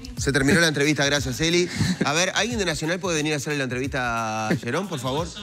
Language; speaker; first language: Spanish; native; Spanish